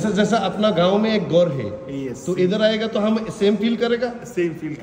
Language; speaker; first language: Hindi; non-native, learner; Bangla